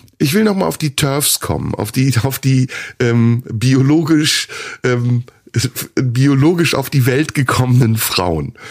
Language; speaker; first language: German; early bilingual, other home language; Turkish